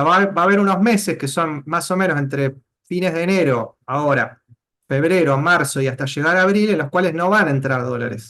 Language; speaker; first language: Spanish; native; Spanish